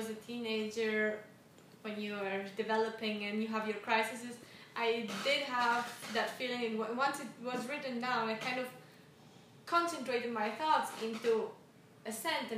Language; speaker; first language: English; non-native, fluent; Swiss German